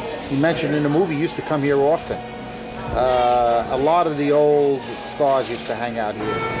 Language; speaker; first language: English; native; English